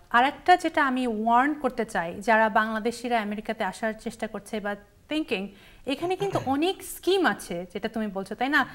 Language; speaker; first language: Bangla; early bilingual, heritage; Bangla